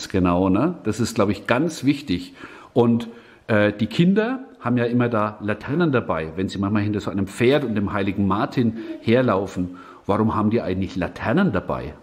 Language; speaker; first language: German; native; German